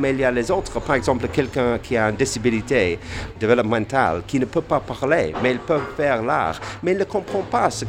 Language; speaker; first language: French; non-native, fluent; English